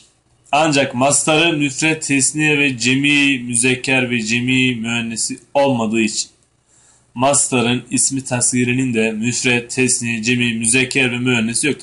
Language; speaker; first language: Turkish; native; Turkish